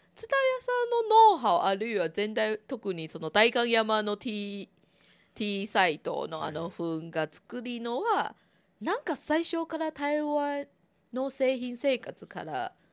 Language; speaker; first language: Japanese; non-native, fluent; Chinese